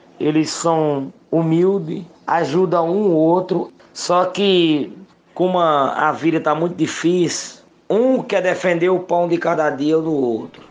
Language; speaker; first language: Portuguese; native; Portuguese